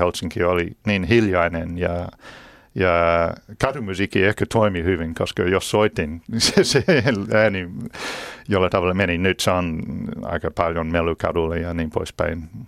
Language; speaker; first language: Finnish; non-native, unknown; English